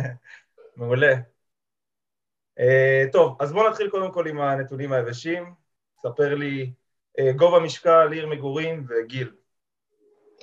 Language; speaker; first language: Hebrew; native; Hebrew